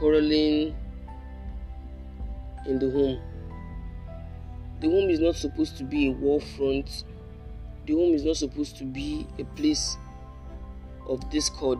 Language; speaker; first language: English; non-native, local second language; Yoruba